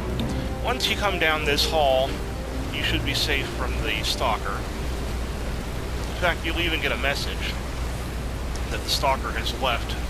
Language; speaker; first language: English; native; English